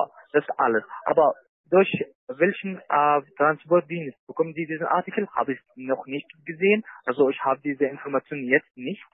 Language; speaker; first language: German; non-native, learner; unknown